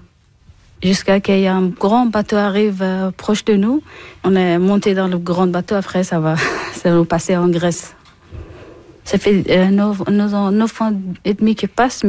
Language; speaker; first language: French; non-native, learner; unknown